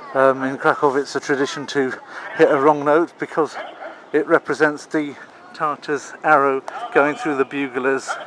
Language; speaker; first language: English; native; English